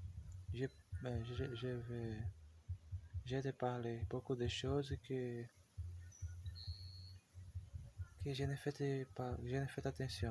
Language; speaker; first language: French; non-native, learner; Portuguese